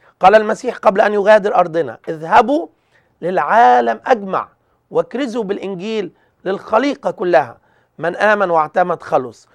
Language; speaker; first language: Arabic; native; Arabic